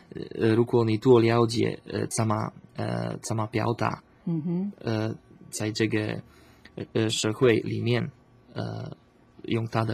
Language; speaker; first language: Chinese; non-native, learner; Slovak